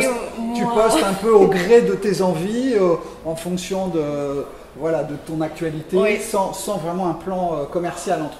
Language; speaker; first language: French; native; French